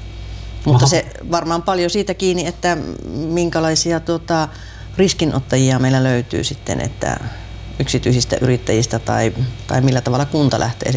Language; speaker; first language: Finnish; native; Finnish